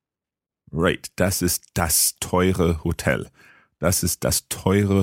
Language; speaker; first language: German; non-native, learner; English